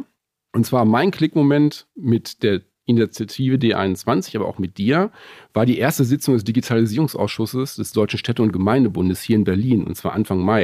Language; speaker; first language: German; native; German